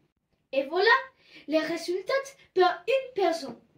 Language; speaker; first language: French; non-native, learner; Spanish